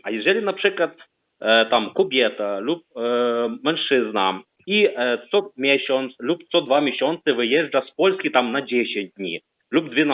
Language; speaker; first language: Polish; non-native, learner; Ukrainian